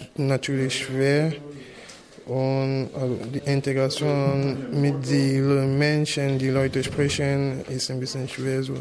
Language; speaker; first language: German; non-native, learner; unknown